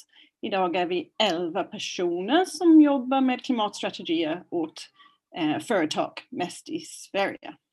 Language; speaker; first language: Swedish; non-native, fluent; English